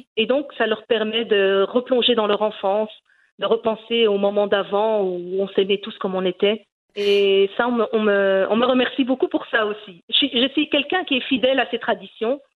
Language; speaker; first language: French; early bilingual, other home language; Riffian